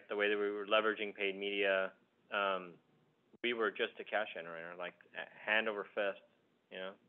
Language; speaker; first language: English; early bilingual, other home language; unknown